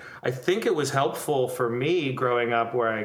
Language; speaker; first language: English; native; English